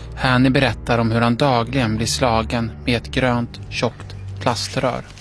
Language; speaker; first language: Swedish; native; Swedish